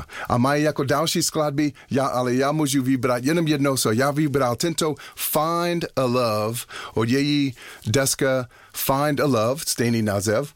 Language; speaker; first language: Czech; non-native, learner; English